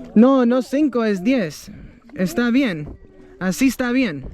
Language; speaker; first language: Spanish; early bilingual, heritage; English